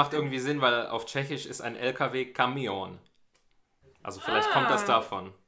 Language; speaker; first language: German; native; German